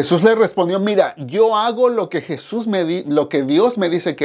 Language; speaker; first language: Spanish; native; Spanish